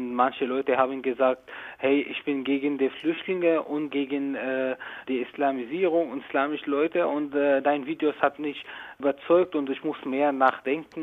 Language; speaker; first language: German; non-native, learner; Arabic